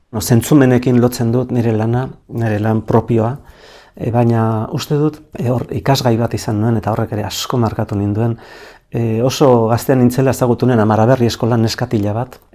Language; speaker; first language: Basque; native; Basque